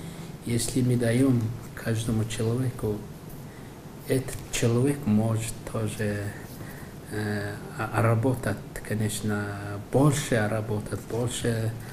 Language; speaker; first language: Russian; non-native, fluent; Mongolian